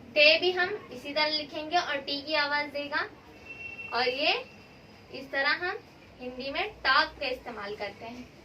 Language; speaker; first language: Hindi; native; Hindi